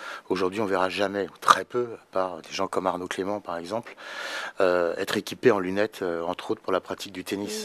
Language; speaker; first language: French; native; French